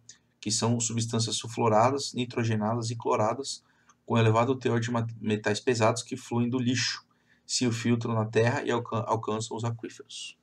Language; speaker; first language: Portuguese; native; Portuguese